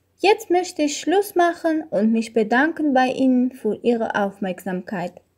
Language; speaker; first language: German; non-native, learner; Armenian